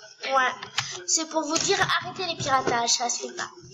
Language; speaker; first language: French; native; French